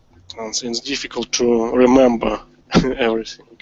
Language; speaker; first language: English; non-native, learner; Russian